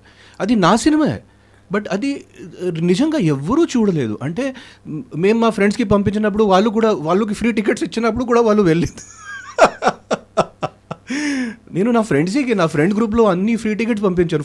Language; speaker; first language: Telugu; non-native, fluent; Hindi